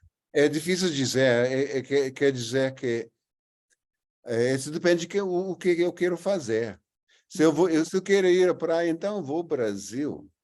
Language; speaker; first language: Portuguese; non-native, fluent; English